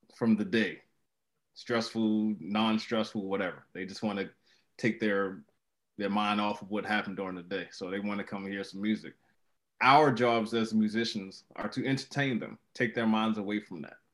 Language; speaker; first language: English; native; English